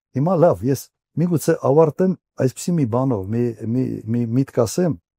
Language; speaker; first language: Armenian; native; Armenian